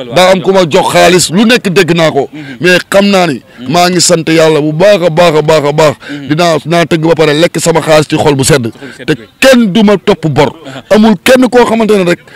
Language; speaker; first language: Wolof; native; Wolof